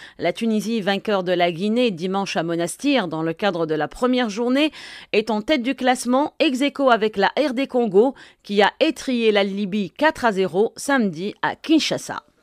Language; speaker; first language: French; non-native, local second language; Arabic